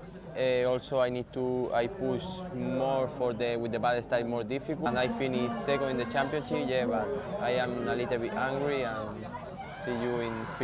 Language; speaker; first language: English; non-native, learner; Spanish